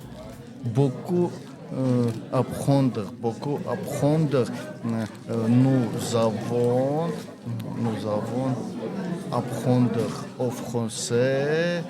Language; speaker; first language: French; non-native, learner; Armenian